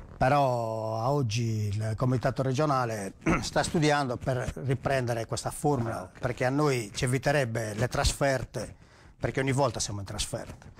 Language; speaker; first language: Italian; native; Italian